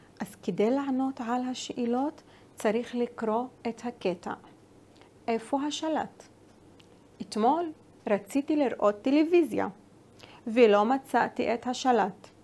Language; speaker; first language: Hebrew; non-native, local second language; Arabic